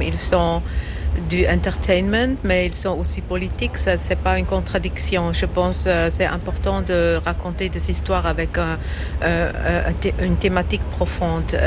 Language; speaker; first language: French; non-native, fluent; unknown